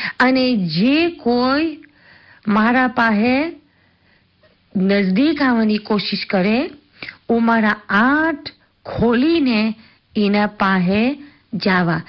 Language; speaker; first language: Gujarati; early bilingual, heritage; Gujarati